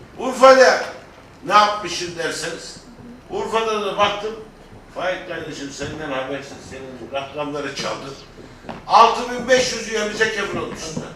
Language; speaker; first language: Turkish; native; Turkish